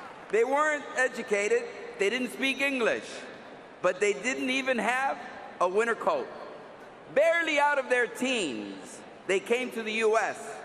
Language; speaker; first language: English; early bilingual, other home language; Spanish